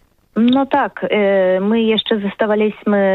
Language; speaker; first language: Polish; non-native, learner; Russian